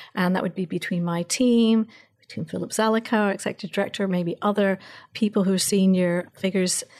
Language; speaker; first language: English; native; English